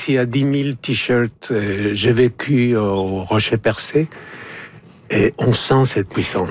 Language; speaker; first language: French; non-native, fluent; Spanish